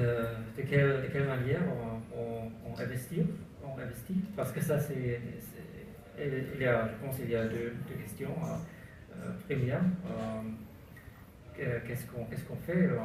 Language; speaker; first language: French; non-native, learner; German